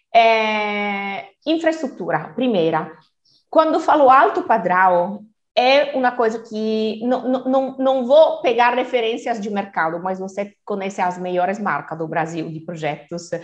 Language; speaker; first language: Portuguese; non-native, fluent; Italian